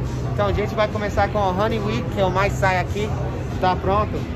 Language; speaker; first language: Portuguese; non-native, fluent; English